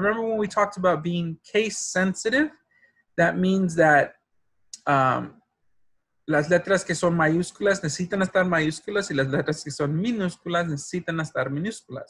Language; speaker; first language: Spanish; early bilingual, heritage; Spanish